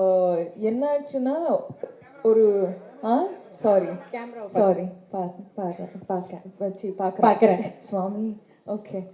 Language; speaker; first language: Tamil; non-native, learner; Kannada